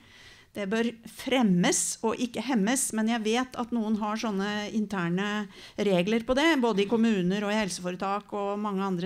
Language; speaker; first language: Norwegian; native; Norwegian